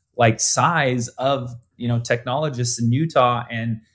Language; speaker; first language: English; native; English